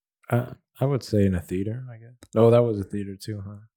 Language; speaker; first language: English; native; English